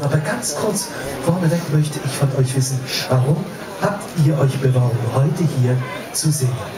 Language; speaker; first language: German; native; German